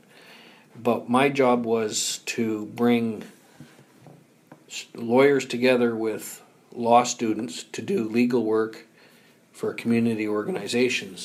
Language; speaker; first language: English; native; English